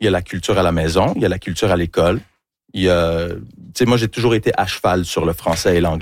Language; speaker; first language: French; early bilingual, other home language; English